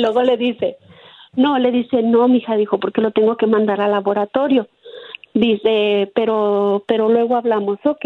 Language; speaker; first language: Spanish; native; Spanish